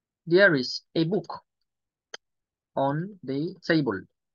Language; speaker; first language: English; non-native, local second language; Yoruba